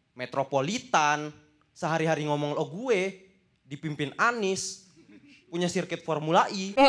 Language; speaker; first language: Indonesian; native; Indonesian